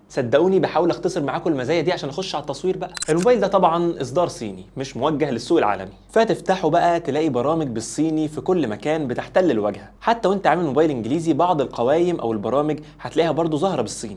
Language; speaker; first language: Arabic; native; Arabic